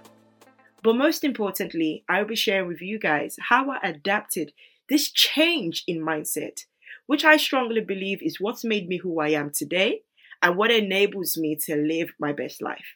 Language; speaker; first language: English; non-native, local second language; Yoruba